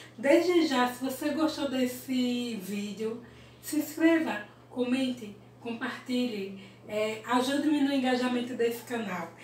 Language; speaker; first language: Portuguese; early bilingual, other home language; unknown